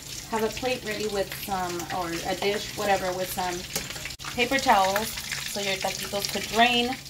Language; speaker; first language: English; early bilingual, other home language; Spanish